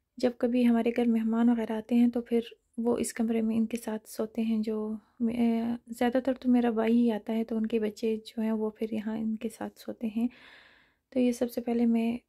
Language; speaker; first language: Urdu; non-native, fluent; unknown